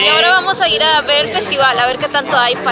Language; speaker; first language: Spanish; native; Spanish